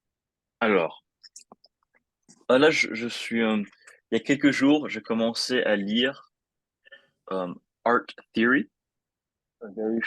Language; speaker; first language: French; non-native, fluent; English